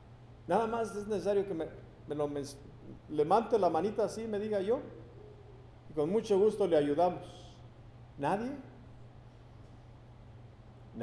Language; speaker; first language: Spanish; native; Spanish